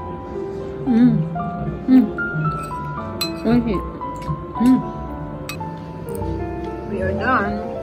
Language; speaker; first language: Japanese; non-native, learner; Filipino